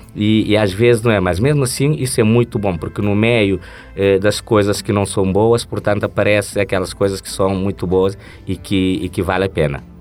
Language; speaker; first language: Portuguese; non-native, local second language; Kabuverdianu